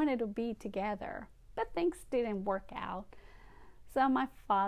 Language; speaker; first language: English; non-native, fluent; Spanish